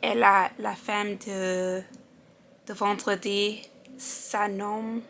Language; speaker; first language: French; non-native, learner; English